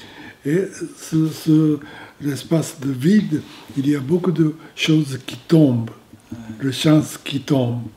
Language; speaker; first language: French; non-native, fluent; Japanese